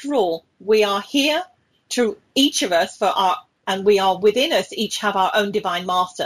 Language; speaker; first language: English; native; English